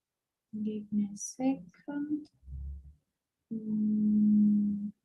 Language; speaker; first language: English; non-native, fluent; Spanish